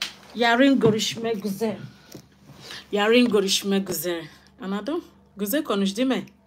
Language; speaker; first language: Turkish; non-native, learner; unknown